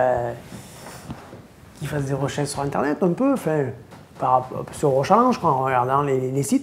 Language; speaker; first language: French; native; French